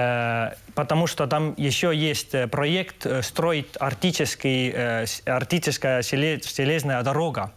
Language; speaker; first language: Russian; non-native, local second language; Estonian